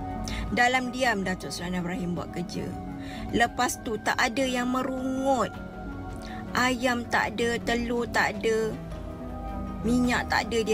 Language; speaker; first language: Malay; native; Malay